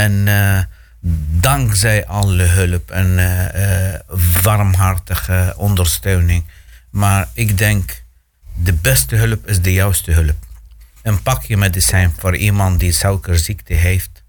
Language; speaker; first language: Dutch; non-native, fluent; Arabic